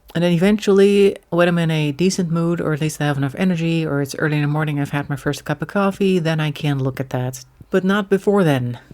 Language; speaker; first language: English; non-native, fluent; Dutch